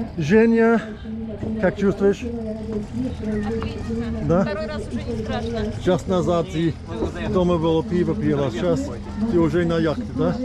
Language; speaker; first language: Russian; non-native, learner; English